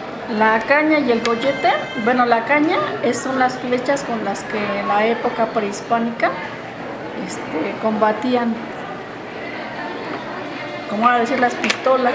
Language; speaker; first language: Spanish; native; Spanish